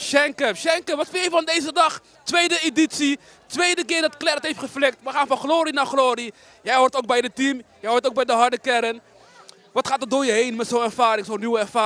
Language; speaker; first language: Dutch; native; Dutch